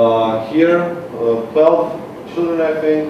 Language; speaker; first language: English; non-native, learner; Romanian